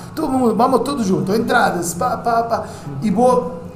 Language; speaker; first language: Portuguese; non-native, learner; Spanish